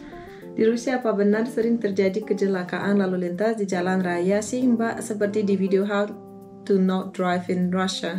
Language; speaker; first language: Indonesian; non-native, fluent; Russian